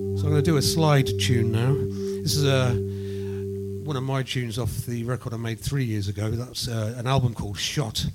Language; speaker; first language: English; native; English